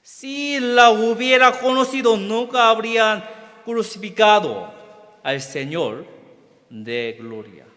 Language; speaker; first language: Spanish; non-native, fluent; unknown